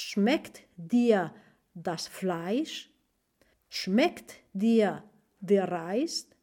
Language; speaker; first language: German; non-native, fluent; Spanish